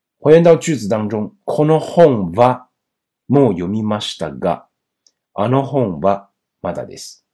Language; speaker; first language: Japanese; non-native, fluent; Chinese